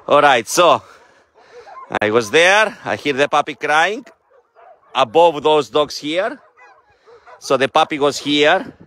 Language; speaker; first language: English; non-native, fluent; Greek